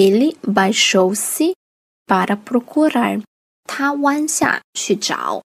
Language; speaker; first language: Portuguese; non-native, fluent; Chinese